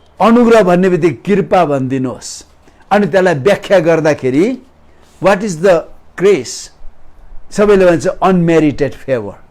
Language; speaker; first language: Nepali; non-native, local second language; Limbu